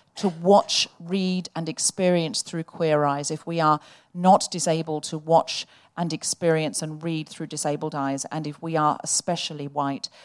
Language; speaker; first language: English; native; English